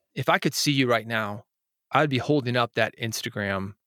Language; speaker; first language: English; native; English